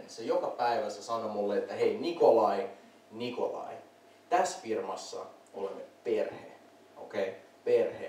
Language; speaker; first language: Finnish; non-native, fluent; Russian